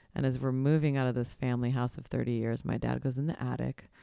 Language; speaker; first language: English; early bilingual, other home language; Polish